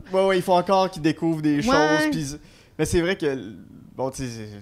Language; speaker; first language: French; native; French